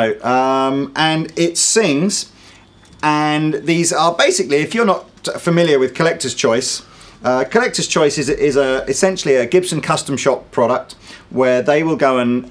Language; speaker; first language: English; native; English